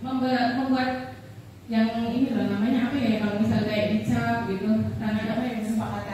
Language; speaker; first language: Indonesian; native; Indonesian